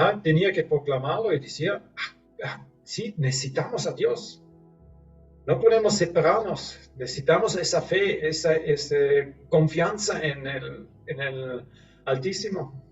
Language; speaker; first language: Spanish; non-native, fluent; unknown